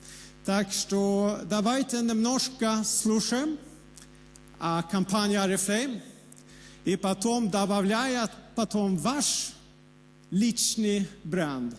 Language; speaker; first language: Russian; non-native, fluent; Swedish